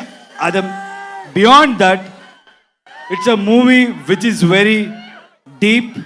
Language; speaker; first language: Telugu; non-native, local second language; Kannada